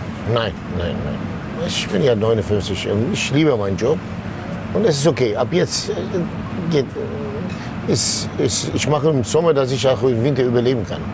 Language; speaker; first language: German; non-native, local second language; Turkish